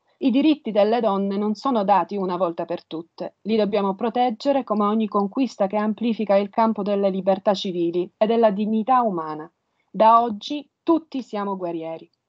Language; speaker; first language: Italian; non-native, fluent; Polish